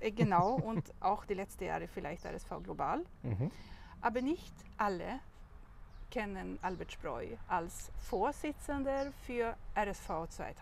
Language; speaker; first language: German; non-native, learner; Swedish